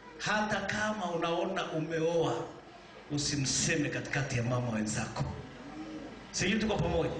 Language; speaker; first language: Swahili; native; Swahili